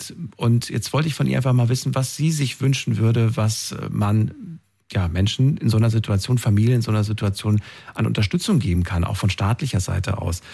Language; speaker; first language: German; native; German